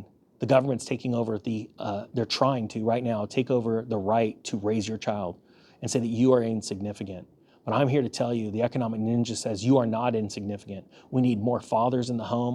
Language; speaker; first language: English; native; English